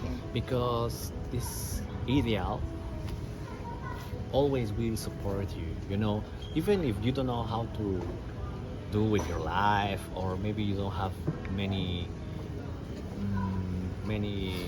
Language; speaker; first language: English; non-native, learner; Spanish